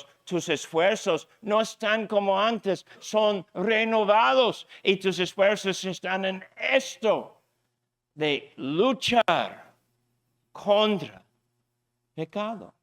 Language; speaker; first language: Spanish; non-native, fluent; English